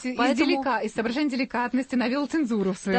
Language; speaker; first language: Russian; native; Russian